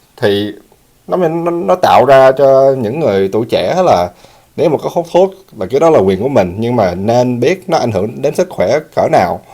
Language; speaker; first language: Vietnamese; early bilingual, heritage; Vietnamese